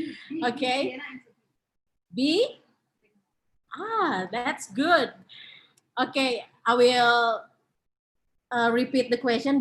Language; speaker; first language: English; non-native, fluent; Indonesian